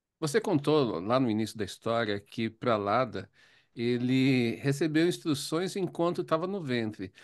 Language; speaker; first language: Portuguese; native; Portuguese